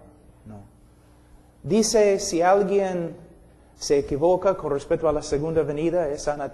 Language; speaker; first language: Spanish; non-native, fluent; English